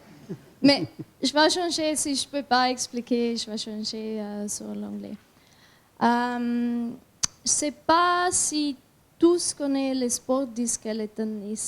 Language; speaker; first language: French; non-native, learner; German